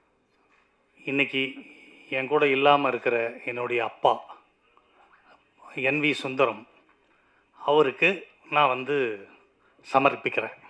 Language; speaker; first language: Tamil; native; Tamil